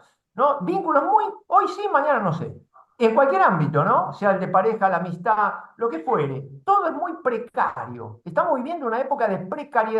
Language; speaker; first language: Spanish; native; Spanish